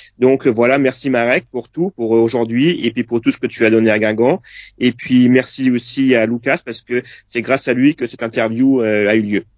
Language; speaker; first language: French; native; French